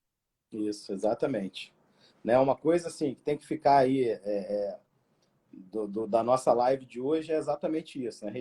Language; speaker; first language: Portuguese; native; Portuguese